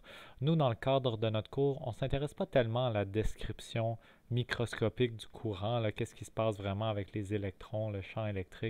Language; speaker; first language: French; native; French